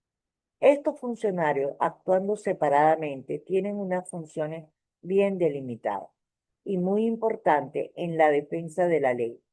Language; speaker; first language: Spanish; native; Spanish